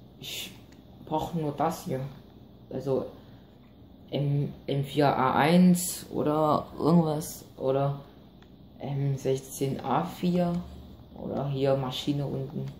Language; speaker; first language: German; non-native, learner; Vietnamese